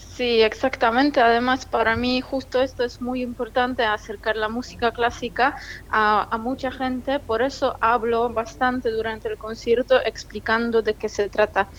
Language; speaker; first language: Spanish; non-native, fluent; Polish